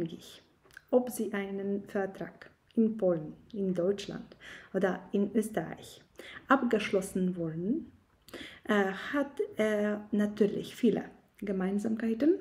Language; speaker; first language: German; non-native, fluent; Polish